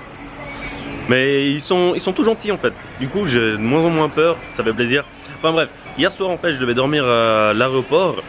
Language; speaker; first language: French; native; French